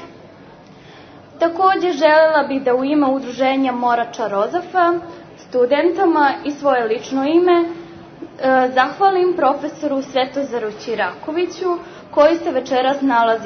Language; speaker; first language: Serbian; early bilingual, heritage; Serbian